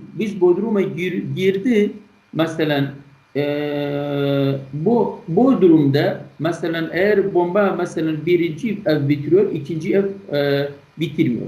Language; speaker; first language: Turkish; non-native, learner; Kurdish